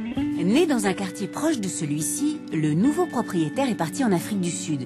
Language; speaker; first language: French; native; French